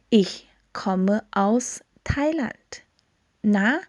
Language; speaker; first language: German; non-native, fluent; Thai